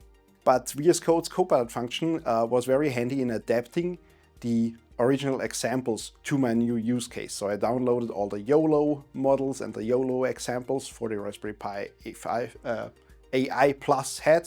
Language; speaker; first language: English; non-native, fluent; German